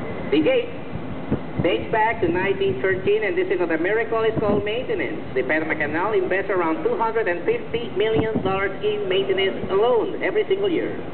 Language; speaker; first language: English; non-native, fluent; Spanish